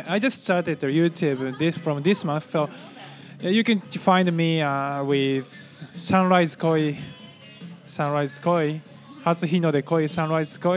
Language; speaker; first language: English; non-native, learner; Japanese